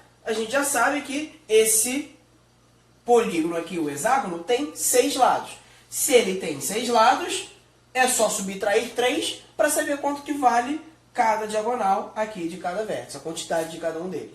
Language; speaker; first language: Portuguese; native; Portuguese